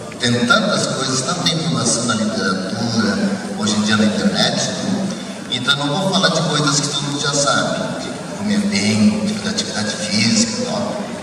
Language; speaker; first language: Portuguese; early bilingual, other home language; Japanese